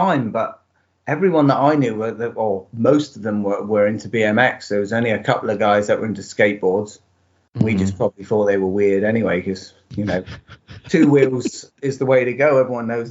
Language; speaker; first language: English; native; English